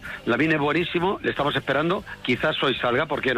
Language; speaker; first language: Spanish; native; Spanish